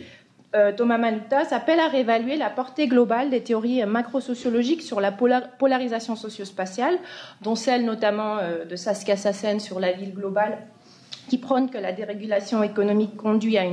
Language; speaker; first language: French; native; French